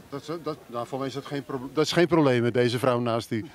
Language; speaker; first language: Dutch; native; Dutch